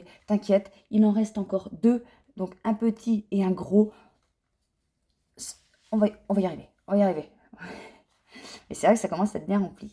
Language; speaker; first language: French; native; French